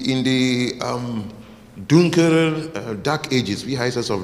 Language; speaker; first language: German; non-native, learner; English